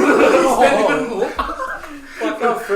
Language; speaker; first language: English; native; English